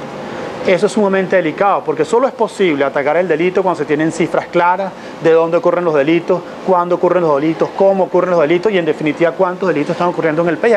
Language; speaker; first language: Spanish; native; Spanish